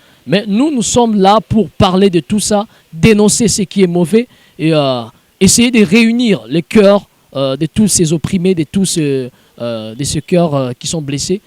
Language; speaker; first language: French; non-native, local second language; Lingala